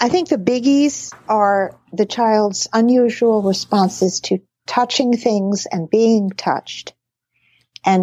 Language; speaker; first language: English; native; English